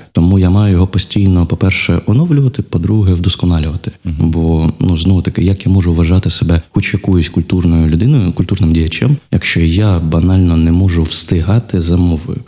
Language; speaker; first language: Ukrainian; non-native, local second language; Russian